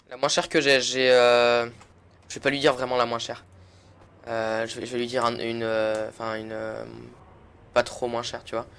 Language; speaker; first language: French; native; French